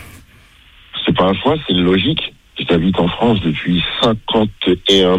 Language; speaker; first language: French; native; French